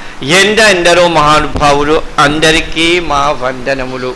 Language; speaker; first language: Telugu; early bilingual, heritage; Telugu